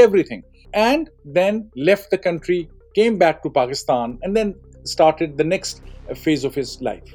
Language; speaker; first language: English; non-native, local second language; Urdu